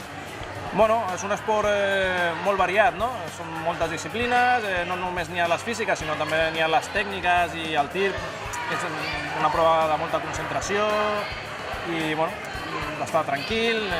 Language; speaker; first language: Catalan; native; Catalan